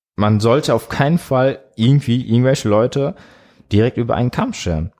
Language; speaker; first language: German; early bilingual, other home language; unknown